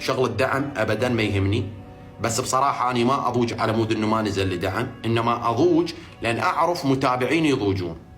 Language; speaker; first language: Arabic; native; Arabic